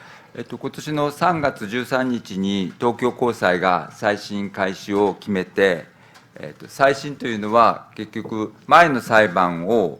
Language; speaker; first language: Japanese; native; Japanese